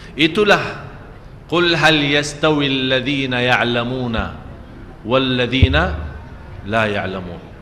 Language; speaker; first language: Malay; non-native, fluent; Arabic